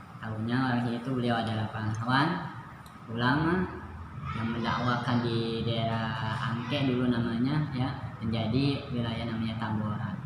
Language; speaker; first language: Indonesian; native; Indonesian